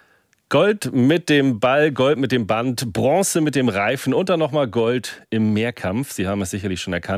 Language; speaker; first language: German; native; German